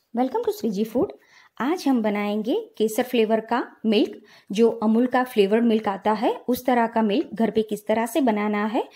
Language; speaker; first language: Hindi; non-native, local second language; Gujarati